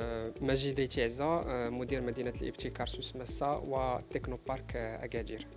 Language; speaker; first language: Arabic; native; Arabic